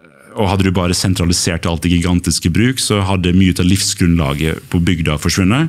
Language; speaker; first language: Norwegian; early bilingual, other home language; English